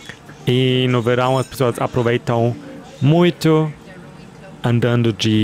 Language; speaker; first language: Portuguese; non-native, fluent; German